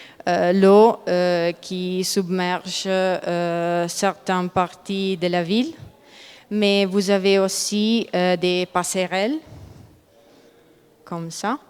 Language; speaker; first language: French; non-native, learner; Italian